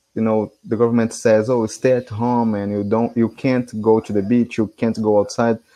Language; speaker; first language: English; non-native, fluent; Portuguese